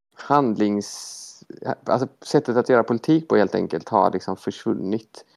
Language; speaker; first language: Swedish; native; Swedish